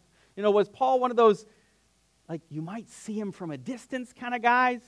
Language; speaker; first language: English; native; English